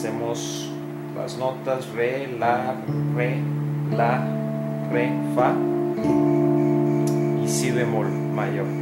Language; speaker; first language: Spanish; native; Spanish